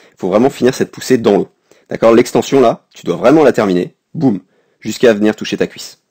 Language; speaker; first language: French; native; French